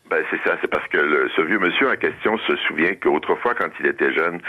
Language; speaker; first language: French; native; French